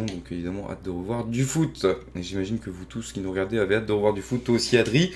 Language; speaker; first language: French; native; French